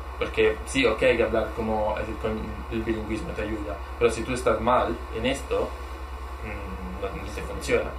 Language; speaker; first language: Spanish; non-native, fluent; Italian